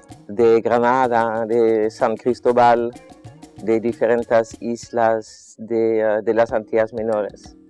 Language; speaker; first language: Spanish; non-native, fluent; Dutch